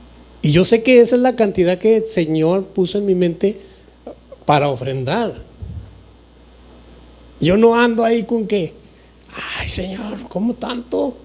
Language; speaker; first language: Spanish; native; Spanish